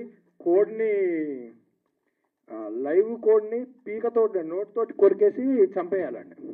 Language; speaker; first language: Telugu; native; Telugu